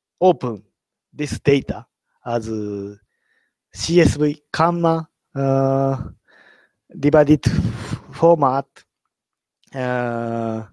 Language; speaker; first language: English; non-native, learner; Japanese